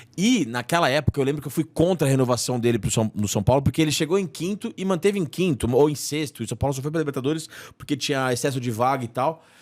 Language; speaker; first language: Portuguese; native; Portuguese